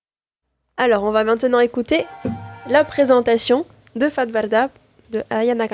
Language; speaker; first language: French; native; French